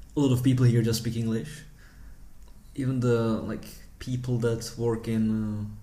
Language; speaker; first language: English; early bilingual, heritage; Czech